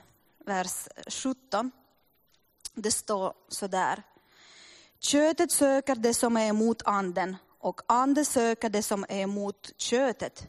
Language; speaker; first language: Swedish; non-native, fluent; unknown